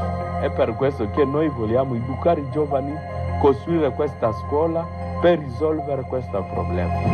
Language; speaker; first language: Italian; non-native, fluent; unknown